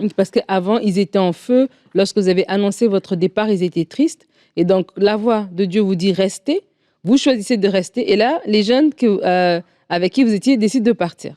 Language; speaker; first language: French; native; French